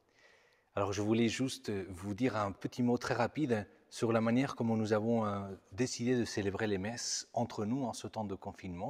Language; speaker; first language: French; non-native, fluent; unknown